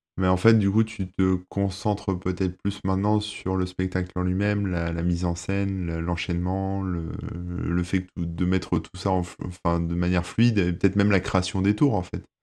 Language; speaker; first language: French; native; French